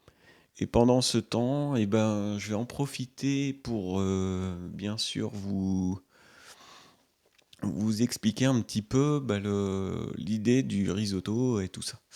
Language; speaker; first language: French; native; French